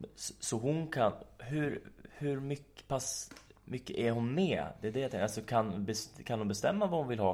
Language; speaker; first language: Swedish; native; Swedish